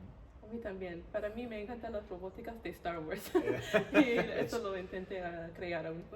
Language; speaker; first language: Spanish; non-native, learner; English